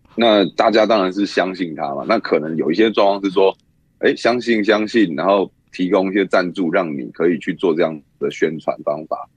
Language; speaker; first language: Chinese; native; Chinese